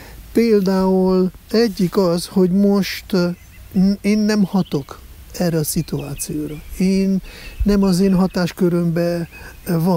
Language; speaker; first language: Hungarian; non-native, fluent; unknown